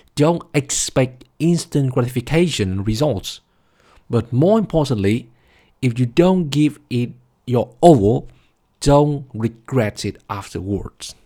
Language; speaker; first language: English; non-native, fluent; Vietnamese